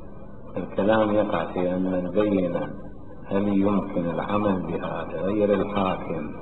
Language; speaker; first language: Arabic; native; Arabic